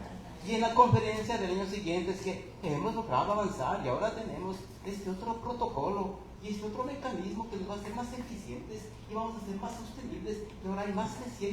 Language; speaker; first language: Spanish; native; Spanish